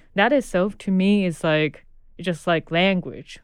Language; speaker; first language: English; non-native, fluent; Chinese